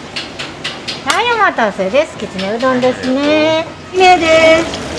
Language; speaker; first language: Japanese; native; Japanese